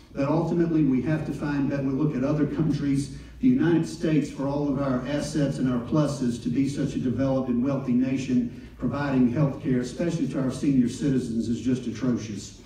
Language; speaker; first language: English; native; English